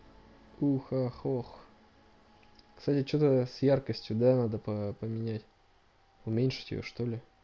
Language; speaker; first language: Russian; native; Russian